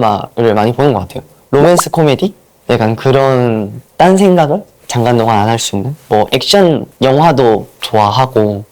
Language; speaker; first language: Korean; non-native, fluent; Japanese